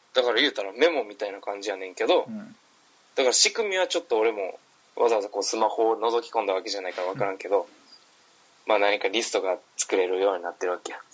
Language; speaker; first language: Japanese; native; Japanese